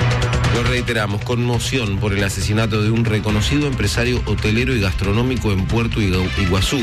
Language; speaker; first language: Spanish; native; Spanish